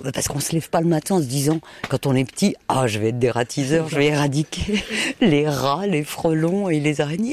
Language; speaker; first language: French; native; French